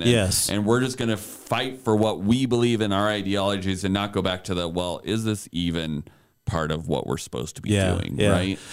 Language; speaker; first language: English; native; English